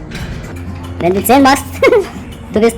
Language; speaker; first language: German; non-native, learner; Bulgarian